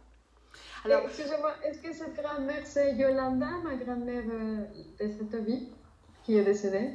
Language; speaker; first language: French; non-native, fluent; Spanish